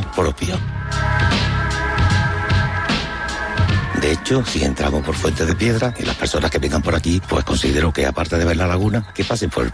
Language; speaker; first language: Spanish; native; Spanish